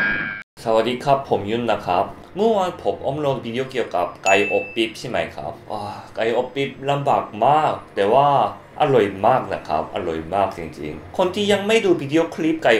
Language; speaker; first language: Thai; non-native, fluent; Korean